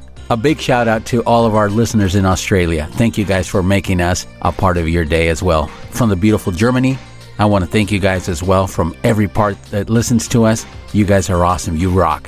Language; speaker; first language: English; early bilingual, other home language; Spanish